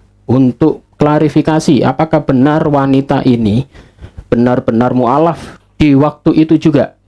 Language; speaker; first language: Indonesian; native; Indonesian